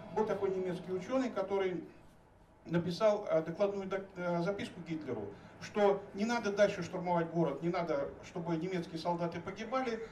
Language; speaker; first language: Russian; native; Russian